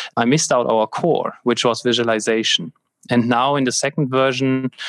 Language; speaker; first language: English; non-native, fluent; German